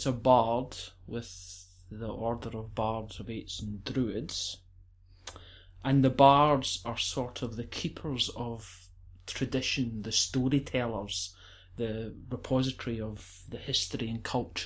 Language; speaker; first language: English; native; English